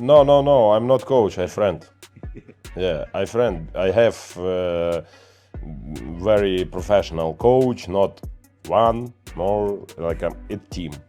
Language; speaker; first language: English; non-native, learner; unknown